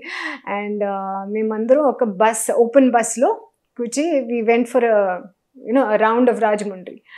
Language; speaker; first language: Telugu; non-native, learner; Hindi